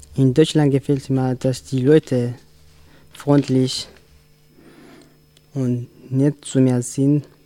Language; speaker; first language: German; non-native, learner; Tigrinya